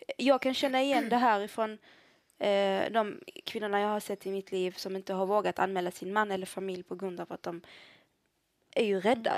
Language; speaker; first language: Swedish; early bilingual, other home language; Arabic